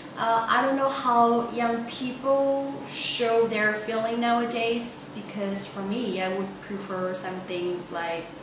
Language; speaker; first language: English; non-native, fluent; Vietnamese